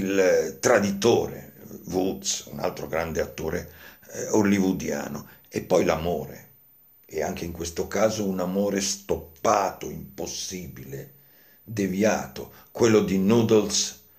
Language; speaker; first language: Italian; native; Italian